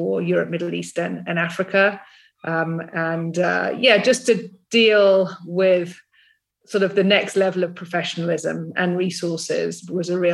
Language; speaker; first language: English; native; English